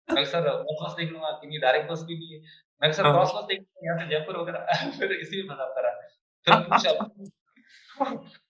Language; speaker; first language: Hindi; native; Hindi